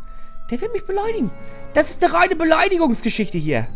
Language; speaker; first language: German; native; German